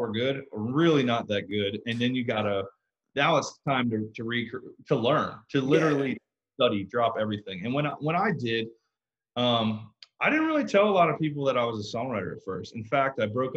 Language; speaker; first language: English; native; English